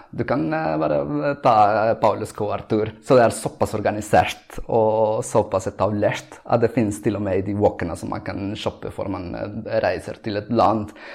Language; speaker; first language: Norwegian; non-native, fluent; Spanish